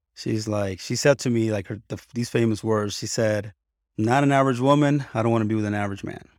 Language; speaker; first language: English; early bilingual, other home language; Spanish